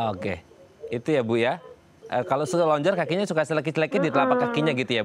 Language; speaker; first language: Indonesian; native; Indonesian